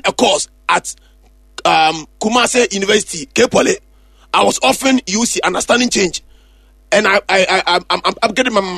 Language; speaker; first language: English; non-native, local second language; Akan